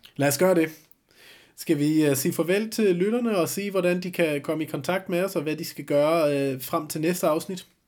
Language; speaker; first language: Danish; native; Danish